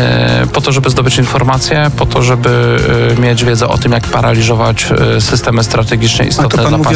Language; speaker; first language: Polish; native; Polish